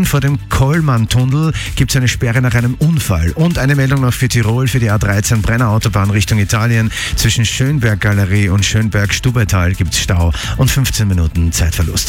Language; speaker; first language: German; native; German